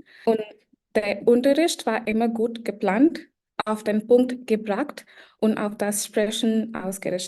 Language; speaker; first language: German; non-native, learner; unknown